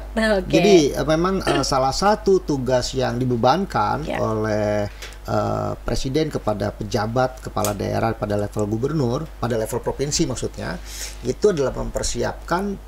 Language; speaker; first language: Indonesian; native; Indonesian